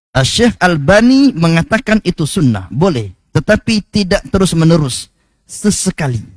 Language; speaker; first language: Malay; native; Malay